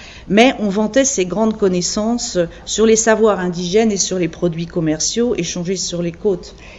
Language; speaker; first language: French; native; French